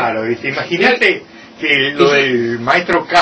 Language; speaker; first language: Spanish; native; Spanish